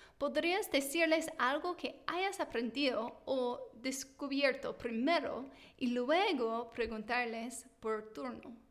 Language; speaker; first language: Spanish; non-native, fluent; English